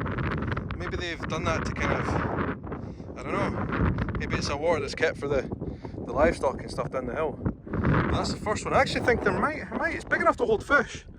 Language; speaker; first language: English; native; English